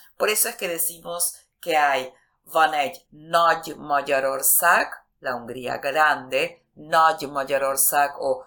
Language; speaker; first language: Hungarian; non-native, learner; Spanish